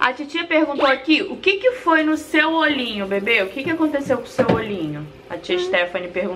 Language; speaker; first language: Portuguese; native; Portuguese